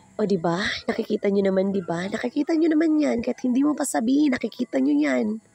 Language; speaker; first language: Filipino; non-native, local second language; Cebuano